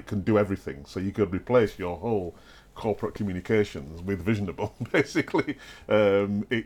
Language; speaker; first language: English; native; English